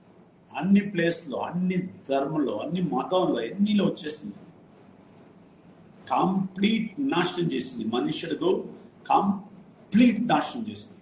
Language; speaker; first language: Telugu; non-native, fluent; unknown